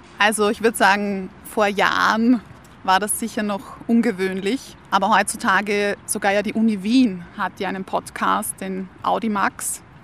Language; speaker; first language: German; native; German